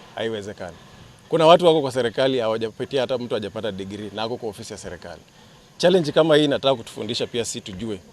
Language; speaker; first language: Swahili; non-native, local second language; Luyia